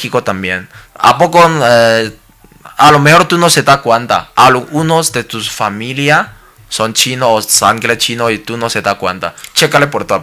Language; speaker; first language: Spanish; non-native, learner; Cantonese